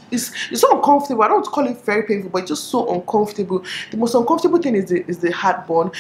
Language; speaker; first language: English; non-native, local second language; Igbo